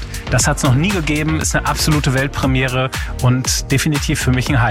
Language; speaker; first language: German; native; German